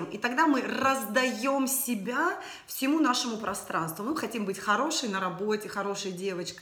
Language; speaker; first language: Russian; native; Russian